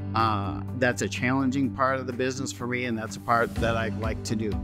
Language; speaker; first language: English; native; English